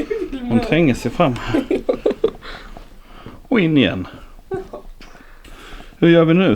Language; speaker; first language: Swedish; native; Swedish